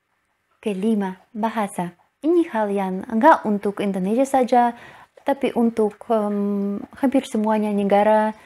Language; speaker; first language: Indonesian; non-native, learner; Russian